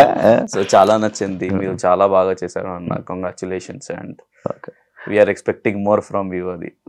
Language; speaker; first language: Telugu; non-native, local second language; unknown